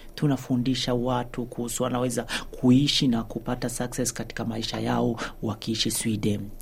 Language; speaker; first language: Swahili; non-native, local second language; Rundi